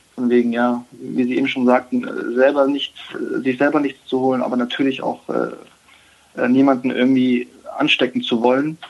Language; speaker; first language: German; native; German